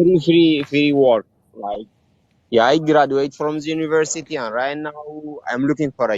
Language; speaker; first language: English; non-native, learner; Arabic